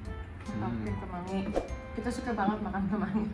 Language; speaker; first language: Indonesian; native; Indonesian